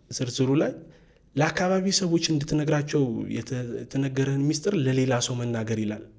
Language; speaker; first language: Amharic; non-native, local second language; Tigrinya